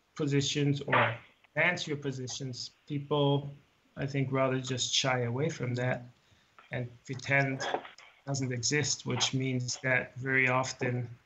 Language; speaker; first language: English; non-native, fluent; German